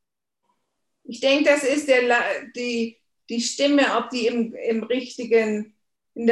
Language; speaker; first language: German; native; German